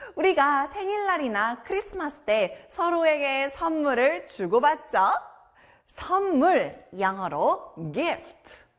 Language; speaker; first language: Korean; native; Korean